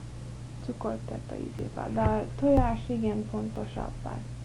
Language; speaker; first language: Hungarian; early bilingual, heritage; English